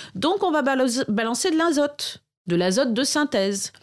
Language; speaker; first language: French; native; French